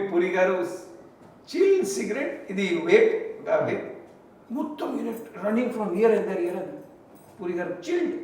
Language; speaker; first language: Telugu; non-native, local second language; Hindi